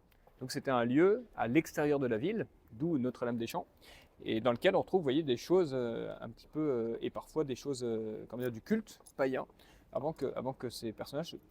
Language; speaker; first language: French; native; French